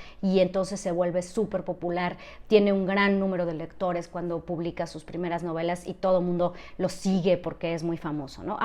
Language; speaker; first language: Spanish; native; Spanish